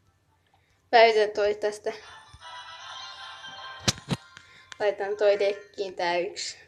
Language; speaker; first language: Finnish; native; Finnish